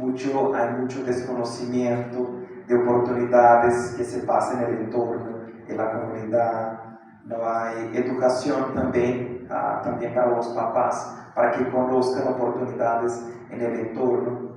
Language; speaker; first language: Spanish; non-native, fluent; Portuguese